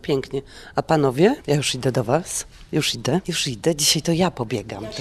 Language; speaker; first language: Polish; native; Polish